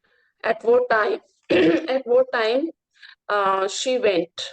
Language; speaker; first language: English; non-native, learner; Hindi